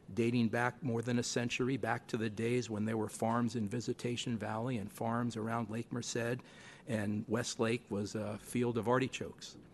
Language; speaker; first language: English; native; English